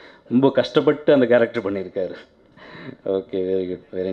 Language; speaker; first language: Tamil; native; Tamil